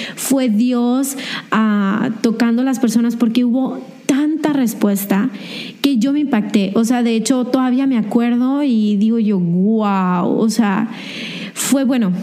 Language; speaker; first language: Spanish; native; Spanish